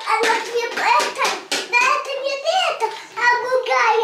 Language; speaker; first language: Russian; early bilingual, heritage; Russian